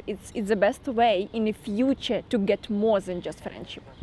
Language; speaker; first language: English; non-native, fluent; Russian